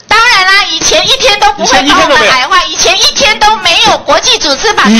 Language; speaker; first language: Chinese; native; Chinese